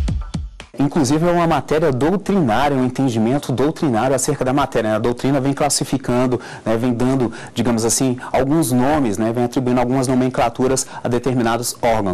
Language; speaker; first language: Portuguese; native; Portuguese